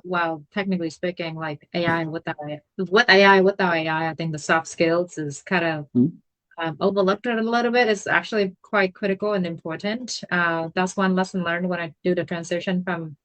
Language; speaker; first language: English; non-native, fluent; Vietnamese